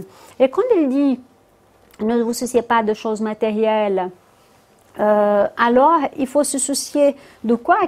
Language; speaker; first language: French; non-native, fluent; Portuguese